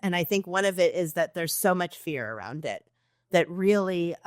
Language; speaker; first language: English; native; English